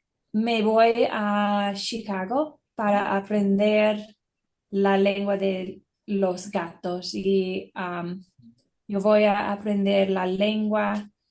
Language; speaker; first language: Spanish; non-native, learner; English